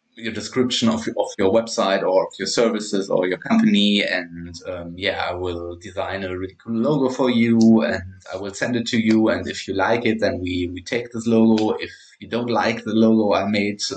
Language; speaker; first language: English; non-native, fluent; German